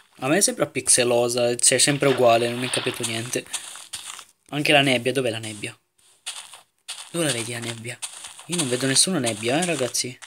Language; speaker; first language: Italian; native; Italian